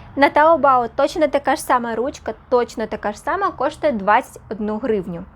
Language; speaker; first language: Ukrainian; non-native, local second language; Russian